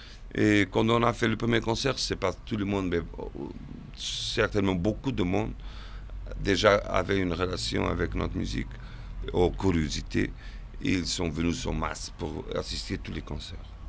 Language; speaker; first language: French; non-native, fluent; Portuguese